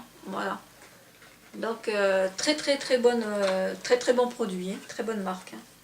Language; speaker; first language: French; native; French